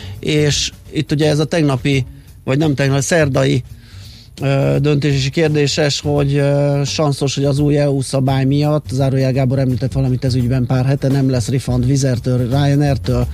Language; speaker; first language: Hungarian; native; Hungarian